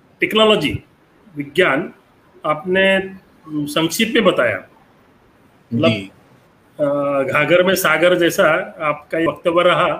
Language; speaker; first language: Hindi; non-native, local second language; Marathi